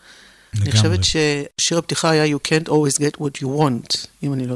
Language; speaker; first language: Hebrew; native; Hebrew